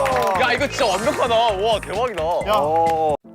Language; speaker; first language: Korean; native; Korean